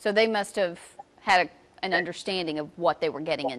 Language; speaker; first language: English; native; English